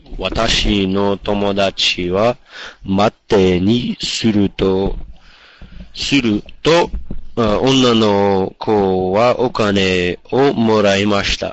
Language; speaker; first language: Japanese; non-native, learner; English